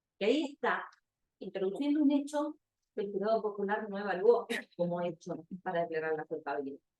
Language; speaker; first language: Spanish; native; Spanish